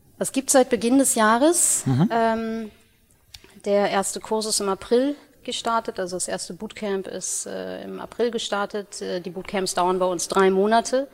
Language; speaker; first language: German; early bilingual, other home language; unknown